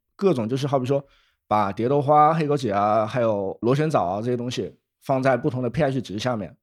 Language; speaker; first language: Chinese; native; Chinese